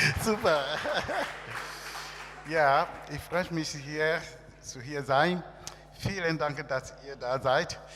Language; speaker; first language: German; non-native, learner; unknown